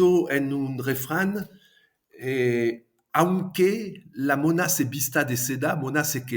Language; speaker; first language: Spanish; non-native, fluent; French